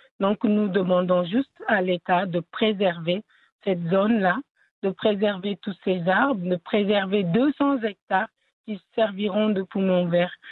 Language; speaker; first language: French; non-native, local second language; Wolof